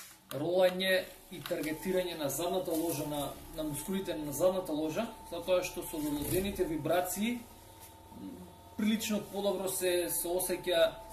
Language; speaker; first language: Macedonian; native; Macedonian